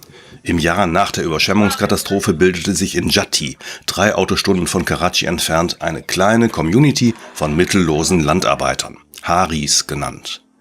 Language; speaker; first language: German; native; German